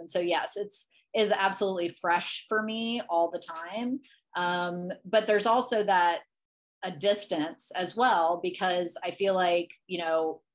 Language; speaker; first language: English; native; English